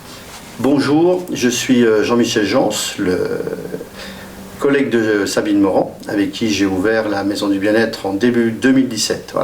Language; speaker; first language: French; native; French